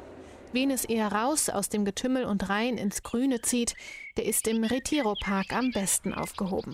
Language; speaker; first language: German; native; German